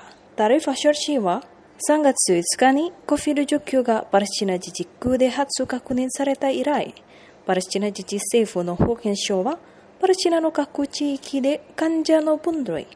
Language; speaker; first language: Japanese; non-native, fluent; Indonesian